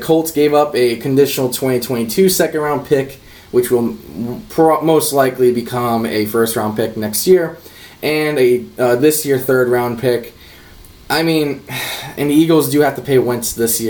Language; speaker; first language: English; native; English